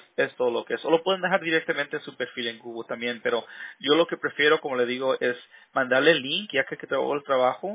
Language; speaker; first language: Spanish; early bilingual, heritage; Spanish